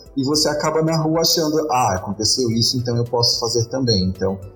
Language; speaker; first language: Portuguese; native; Portuguese